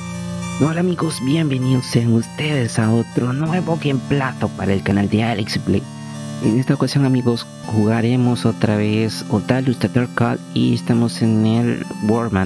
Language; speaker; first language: Spanish; native; Spanish